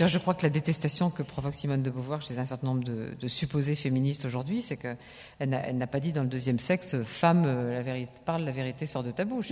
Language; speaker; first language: French; native; French